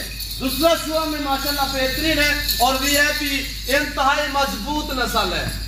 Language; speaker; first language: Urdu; non-native, local second language; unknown